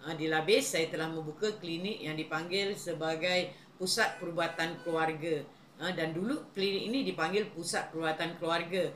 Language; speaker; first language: Malay; native; Malay